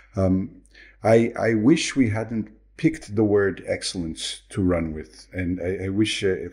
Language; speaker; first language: English; non-native, fluent; Portuguese